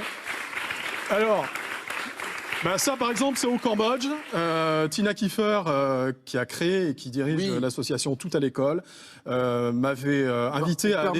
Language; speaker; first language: French; native; French